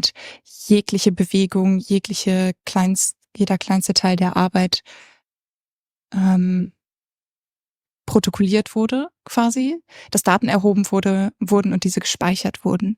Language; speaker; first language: German; native; German